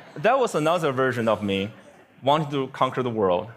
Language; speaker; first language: English; non-native, fluent; Chinese